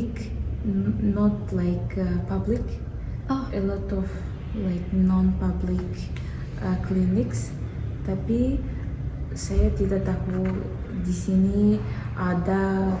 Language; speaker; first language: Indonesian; non-native, learner; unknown